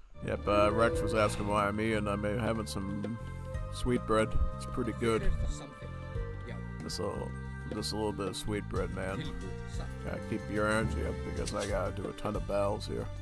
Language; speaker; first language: English; native; English